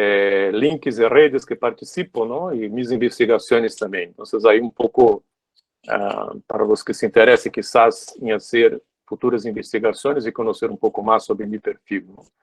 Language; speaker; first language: Spanish; non-native, fluent; Portuguese